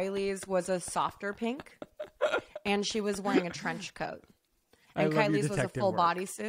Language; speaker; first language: English; native; English